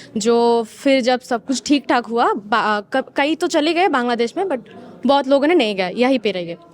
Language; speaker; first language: Hindi; non-native, fluent; Bangla